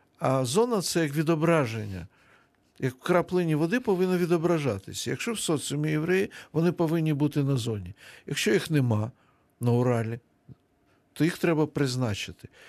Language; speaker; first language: Ukrainian; non-native, local second language; Russian